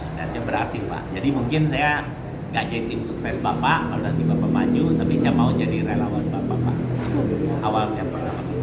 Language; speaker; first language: Indonesian; early bilingual, heritage; Indonesian